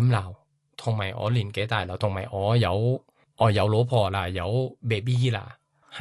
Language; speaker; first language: Cantonese; non-native, fluent; Thai